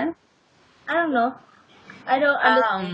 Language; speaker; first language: English; non-native, learner; Vietnamese